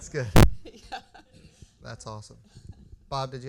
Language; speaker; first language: English; native; English